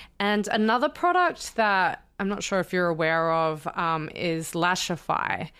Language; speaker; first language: English; native; English